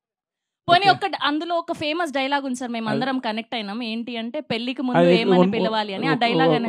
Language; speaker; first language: Telugu; native; Telugu